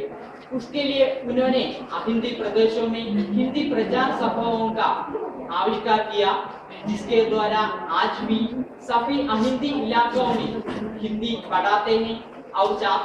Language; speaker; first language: Hindi; non-native, local second language; Malayalam